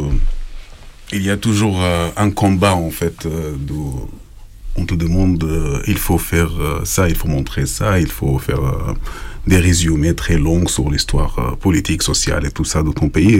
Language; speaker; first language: French; non-native, fluent; Arabic